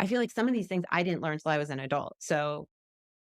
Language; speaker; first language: English; native; English